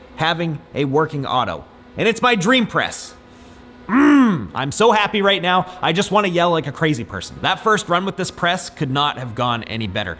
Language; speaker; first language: English; native; English